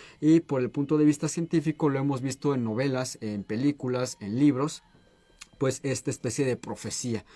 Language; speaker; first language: Spanish; native; Spanish